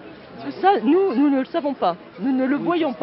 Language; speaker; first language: French; native; French